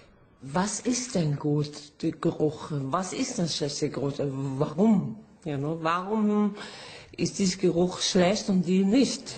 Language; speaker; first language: German; non-native, fluent; Norwegian